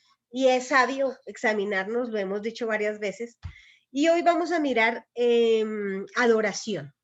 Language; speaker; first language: Spanish; native; Spanish